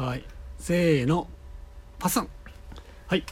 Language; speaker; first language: Japanese; native; Japanese